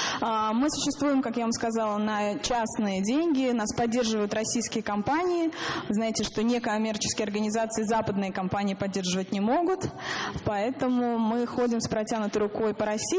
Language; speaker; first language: Russian; native; Russian